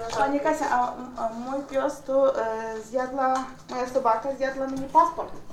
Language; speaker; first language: Polish; non-native, learner; Ukrainian